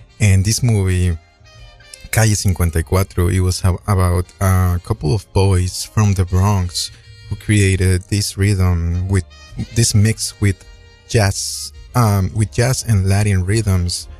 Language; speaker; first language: English; non-native, fluent; Spanish